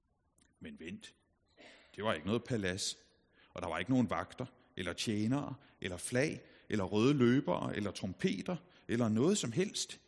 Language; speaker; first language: Danish; native; Danish